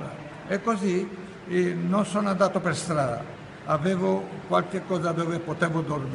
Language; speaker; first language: Italian; non-native, fluent; Ladino